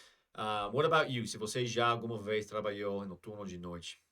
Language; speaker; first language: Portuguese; non-native, fluent; English